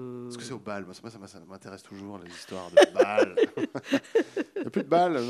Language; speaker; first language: French; native; French